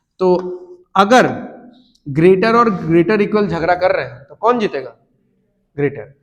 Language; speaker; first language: Hindi; non-native, local second language; Bangla